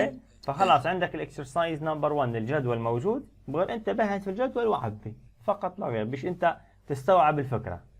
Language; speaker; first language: Arabic; native; Arabic